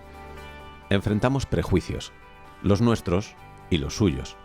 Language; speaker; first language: Spanish; native; Spanish